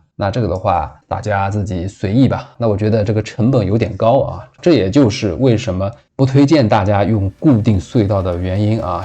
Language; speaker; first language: Chinese; native; Chinese